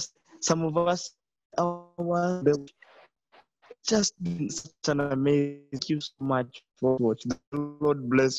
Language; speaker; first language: English; non-native, learner; Portuguese